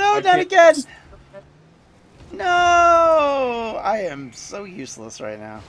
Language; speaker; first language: English; native; English